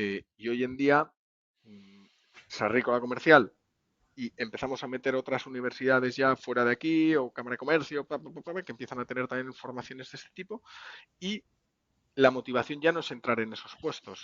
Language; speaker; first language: Spanish; native; Spanish